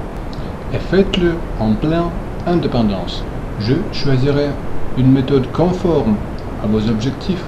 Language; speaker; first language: French; non-native, fluent; Russian